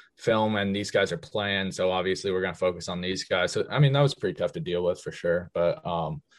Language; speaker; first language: English; native; English